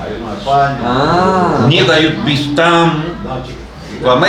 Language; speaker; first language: Russian; non-native, learner; Spanish